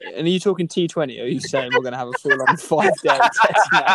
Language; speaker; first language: English; native; English